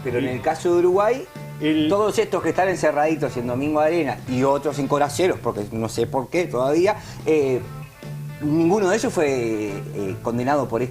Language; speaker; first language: Spanish; native; Spanish